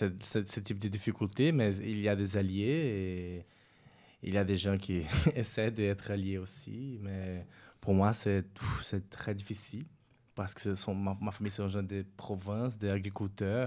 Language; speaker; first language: French; non-native, fluent; Portuguese